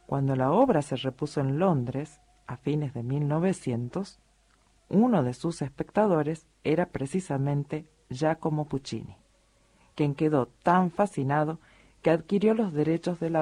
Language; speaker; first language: Spanish; native; Spanish